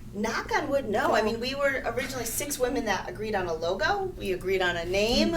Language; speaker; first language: English; native; English